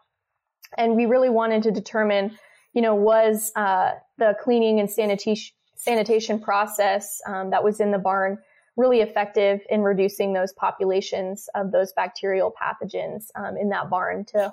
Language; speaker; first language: English; native; English